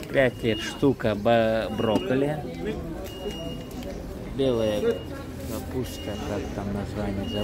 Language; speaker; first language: Russian; non-native, fluent; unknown